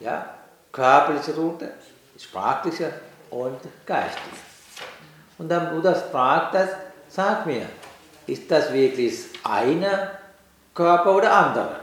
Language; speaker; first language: German; non-native, learner; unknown